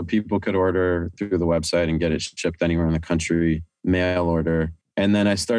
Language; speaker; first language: English; native; English